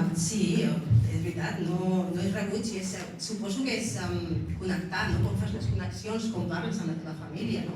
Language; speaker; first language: Catalan; non-native, local second language; Spanish